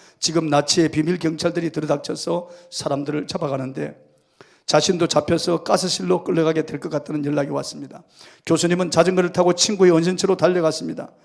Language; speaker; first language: Korean; native; Korean